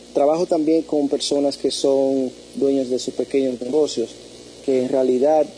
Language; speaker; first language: Spanish; early bilingual, heritage; Spanish